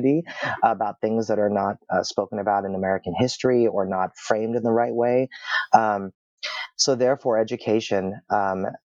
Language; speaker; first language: English; native; English